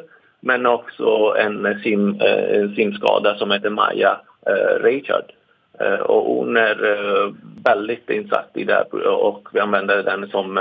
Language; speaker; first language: Swedish; non-native, fluent; Italian